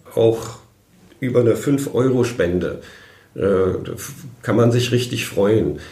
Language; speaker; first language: German; native; German